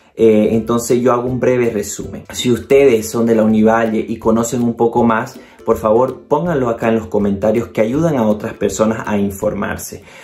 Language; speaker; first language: Spanish; native; Spanish